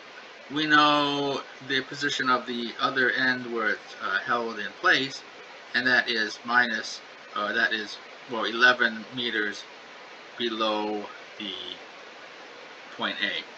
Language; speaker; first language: English; native; English